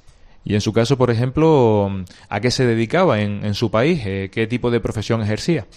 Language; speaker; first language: Spanish; native; Spanish